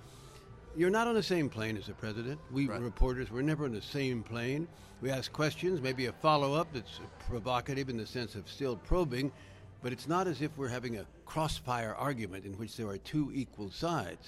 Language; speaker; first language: English; native; English